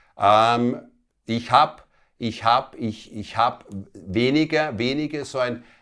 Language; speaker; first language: German; early bilingual, other home language; Italian